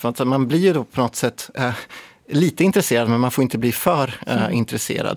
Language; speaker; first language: Swedish; native; Swedish